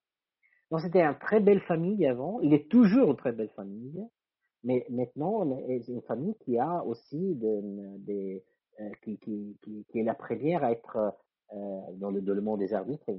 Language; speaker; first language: French; non-native, fluent; Italian